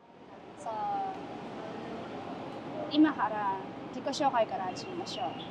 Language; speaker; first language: Japanese; non-native, fluent; Filipino